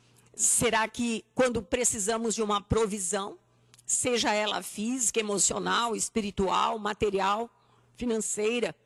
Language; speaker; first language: Portuguese; native; Portuguese